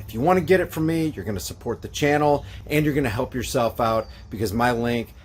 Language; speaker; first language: English; native; English